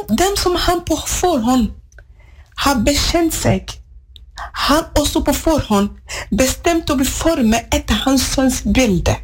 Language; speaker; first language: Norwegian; non-native, fluent; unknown